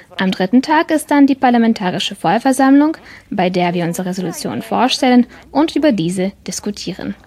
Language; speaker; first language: German; non-native, fluent; Serbian